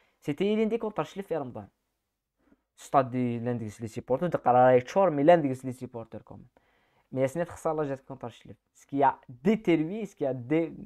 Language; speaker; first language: French; native; French